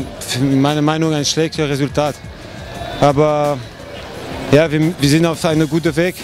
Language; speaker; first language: German; non-native, fluent; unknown